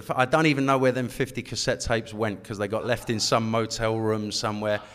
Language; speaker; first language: English; native; English